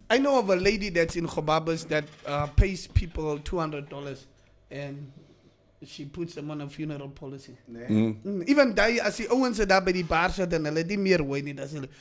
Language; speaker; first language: English; non-native, local second language; Afrikaans